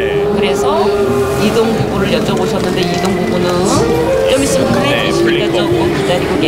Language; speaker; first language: Korean; native; Korean